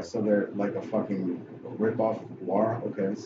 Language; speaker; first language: English; native; English